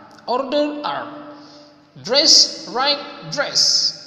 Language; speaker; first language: English; non-native, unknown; Indonesian